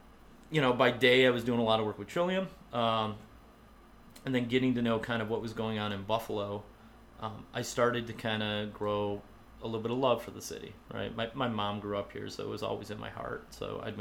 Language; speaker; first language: English; native; English